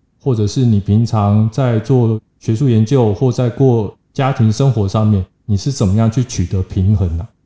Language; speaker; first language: Chinese; native; Chinese